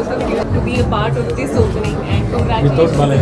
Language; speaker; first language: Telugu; non-native, learner; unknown